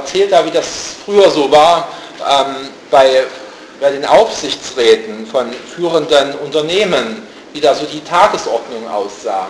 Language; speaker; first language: German; native; German